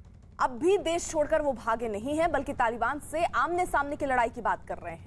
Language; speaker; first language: Hindi; native; Hindi